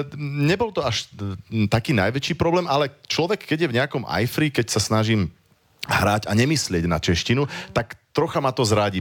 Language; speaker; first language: Slovak; native; Slovak